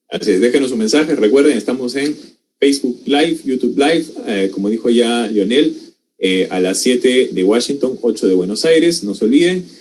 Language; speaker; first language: Spanish; native; Spanish